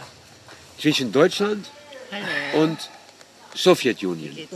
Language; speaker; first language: German; non-native, fluent; Dutch